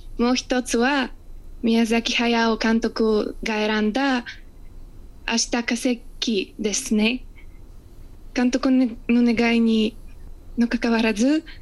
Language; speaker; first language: Japanese; non-native, fluent; Bulgarian